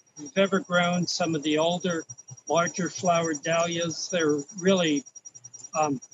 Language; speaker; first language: English; native; English